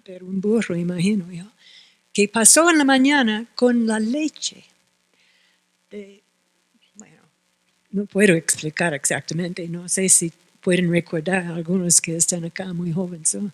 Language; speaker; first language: Spanish; non-native, fluent; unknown